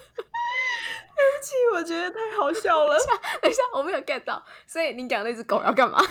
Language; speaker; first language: Chinese; native; Chinese